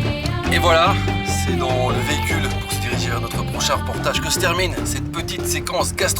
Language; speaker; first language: French; native; French